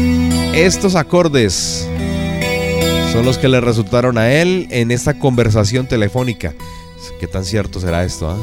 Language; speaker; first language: Spanish; native; Spanish